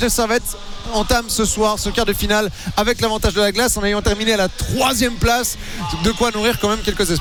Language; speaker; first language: French; native; French